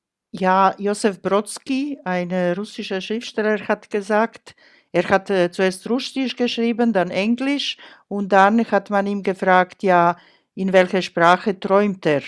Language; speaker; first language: German; non-native, fluent; Croatian